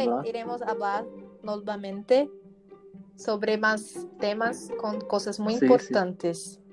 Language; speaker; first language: Spanish; non-native, learner; Portuguese